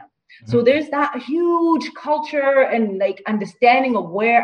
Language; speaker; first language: English; non-native, fluent; Arabic